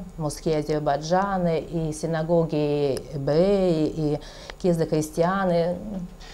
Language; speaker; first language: Italian; non-native, learner; Ukrainian